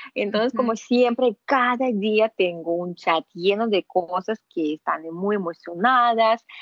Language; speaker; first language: Spanish; non-native, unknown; Russian